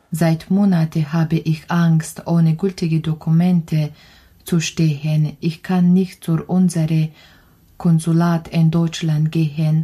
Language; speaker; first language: German; non-native, learner; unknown